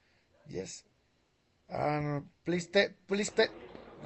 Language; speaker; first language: English; non-native, learner; Spanish